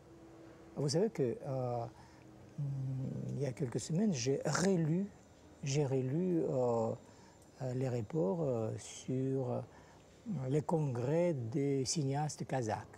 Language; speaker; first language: French; non-native, fluent; Russian